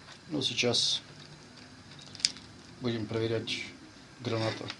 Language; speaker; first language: Russian; non-native, learner; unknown